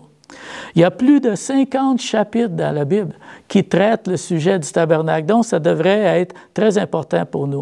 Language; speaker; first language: French; native; French